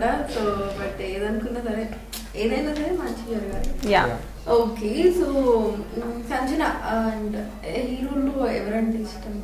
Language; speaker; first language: Telugu; native; Telugu